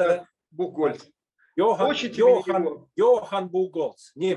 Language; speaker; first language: Russian; non-native, fluent; Finnish